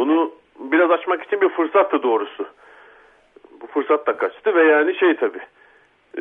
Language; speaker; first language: Turkish; native; Turkish